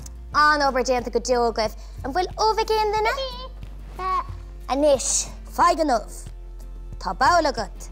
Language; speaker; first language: Irish; native; Irish